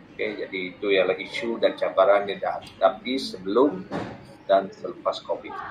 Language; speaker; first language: Malay; non-native, local second language; Iban